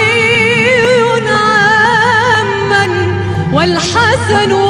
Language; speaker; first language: Arabic; non-native, fluent; Indonesian